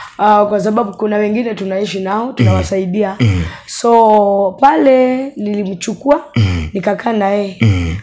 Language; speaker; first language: Swahili; non-native, local second language; Luo (Kenya and Tanzania)